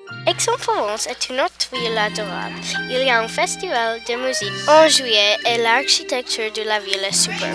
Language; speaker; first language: French; non-native, learner; English